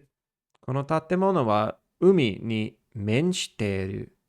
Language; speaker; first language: Japanese; non-native, learner; English